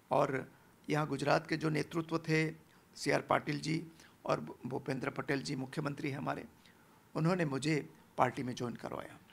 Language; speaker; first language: Hindi; non-native, local second language; Gujarati